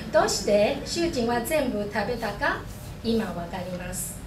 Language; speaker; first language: Japanese; non-native, learner; Chinese